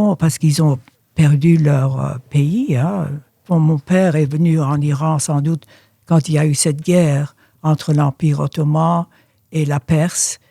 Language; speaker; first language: French; early bilingual, other home language; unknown